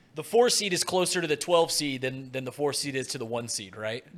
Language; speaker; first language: English; native; English